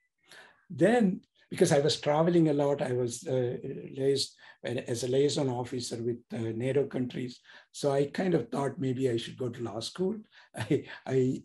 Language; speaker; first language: English; non-native, local second language; Tamil